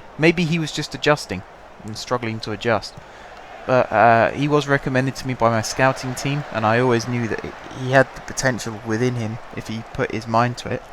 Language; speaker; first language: English; native; English